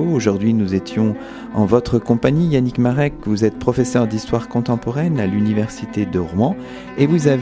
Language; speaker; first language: French; native; French